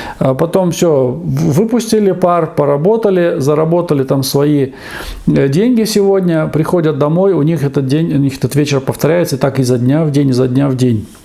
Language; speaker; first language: Russian; native; Russian